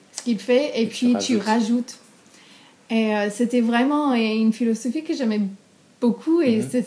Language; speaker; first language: French; non-native, fluent; English